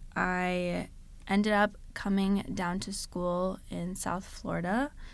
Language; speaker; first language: English; native; English